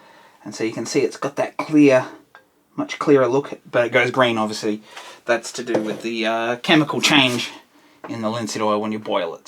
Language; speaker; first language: English; native; English